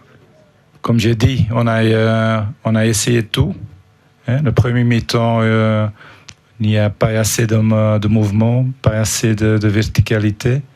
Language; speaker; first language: French; non-native, fluent; Dutch